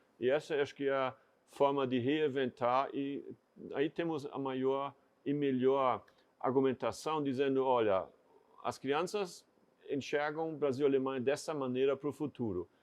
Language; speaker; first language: Portuguese; non-native, fluent; German